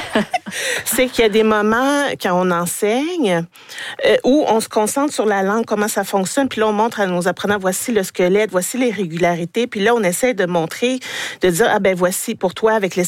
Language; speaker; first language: French; native; French